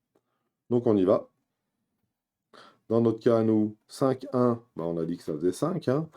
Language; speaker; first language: French; native; French